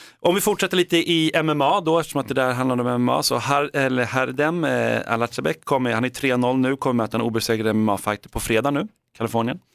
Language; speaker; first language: Swedish; native; Swedish